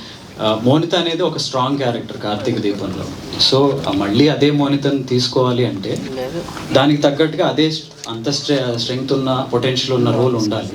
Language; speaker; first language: Telugu; native; Telugu